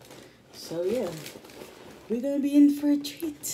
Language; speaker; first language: English; native; English